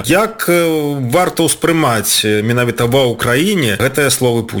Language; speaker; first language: Ukrainian; non-native, learner; Belarusian